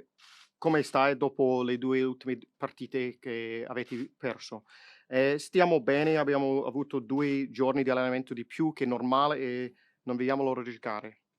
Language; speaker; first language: Italian; non-native, fluent; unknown